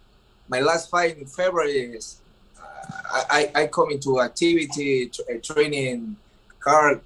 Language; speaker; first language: English; non-native, learner; Spanish